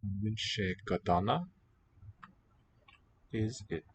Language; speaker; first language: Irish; non-native, learner; English